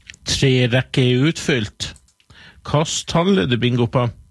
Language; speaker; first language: Norwegian; native; Norwegian